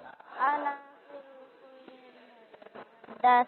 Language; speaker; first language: Arabic; non-native, learner; Indonesian